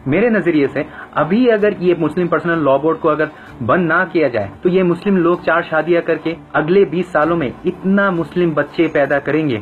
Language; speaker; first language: Hindi; non-native, fluent; Bangla